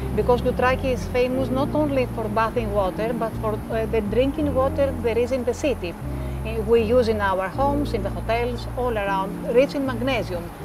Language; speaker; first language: English; non-native, fluent; German